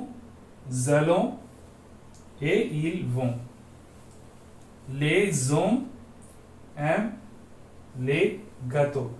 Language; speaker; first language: French; non-native, learner; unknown